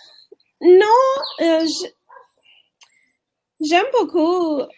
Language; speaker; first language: French; non-native, learner; English